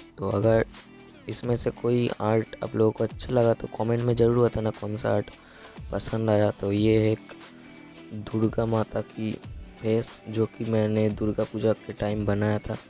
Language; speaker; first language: Hindi; non-native, local second language; Bangla